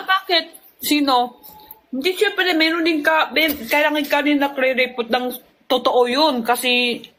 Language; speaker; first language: Filipino; non-native, learner; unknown